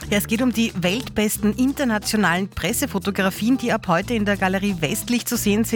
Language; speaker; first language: German; native; German